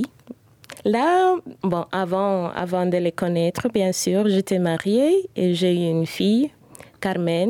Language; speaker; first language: French; non-native, fluent; Spanish